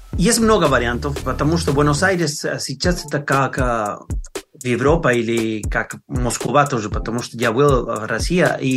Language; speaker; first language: Russian; non-native, learner; Spanish